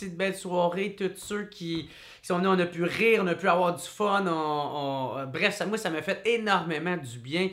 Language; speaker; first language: French; native; French